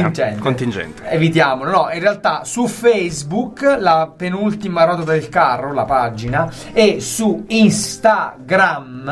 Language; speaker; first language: Italian; native; Italian